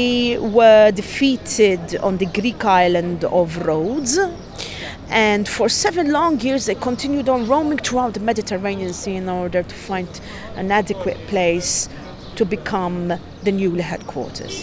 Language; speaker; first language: English; non-native, fluent; Maltese